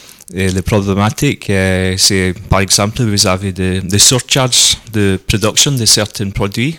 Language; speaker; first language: French; non-native, learner; English